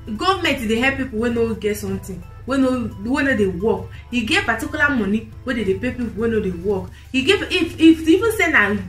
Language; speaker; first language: Nigerian Pidgin; non-native, local second language; Igbo